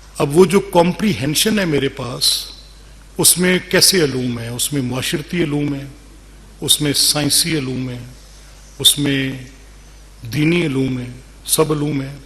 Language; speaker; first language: Urdu; non-native, local second language; Punjabi